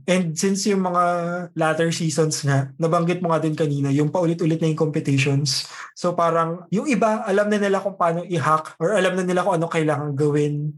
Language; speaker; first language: Filipino; native; Filipino